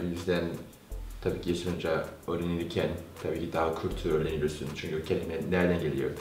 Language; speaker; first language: Turkish; non-native, learner; Korean